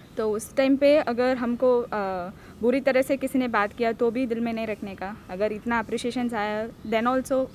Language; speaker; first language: Hindi; non-native, local second language; Telugu